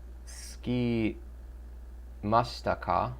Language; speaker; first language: Japanese; non-native, learner; English